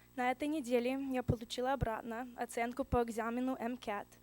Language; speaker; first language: Russian; early bilingual, heritage; Russian